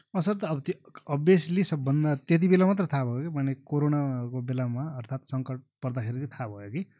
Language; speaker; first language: Nepali; non-native, local second language; Eastern Tamang